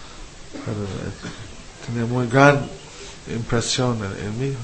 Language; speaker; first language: Spanish; non-native, fluent; English